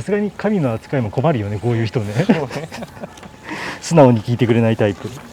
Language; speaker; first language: Japanese; native; Japanese